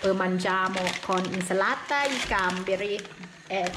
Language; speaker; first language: Italian; non-native, learner; Thai